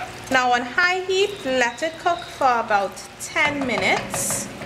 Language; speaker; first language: English; native; English